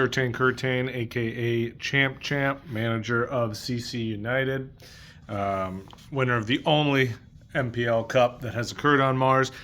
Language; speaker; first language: English; native; English